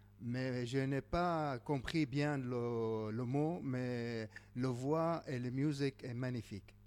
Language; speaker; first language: French; non-native, learner; Arabic